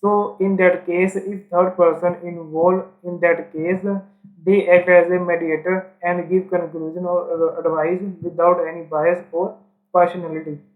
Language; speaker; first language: English; non-native, local second language; Punjabi